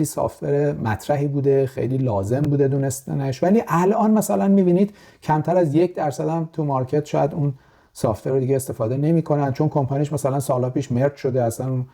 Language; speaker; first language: Persian; native; Persian